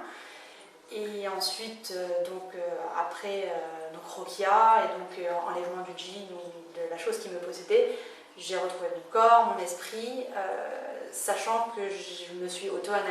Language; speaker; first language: French; native; French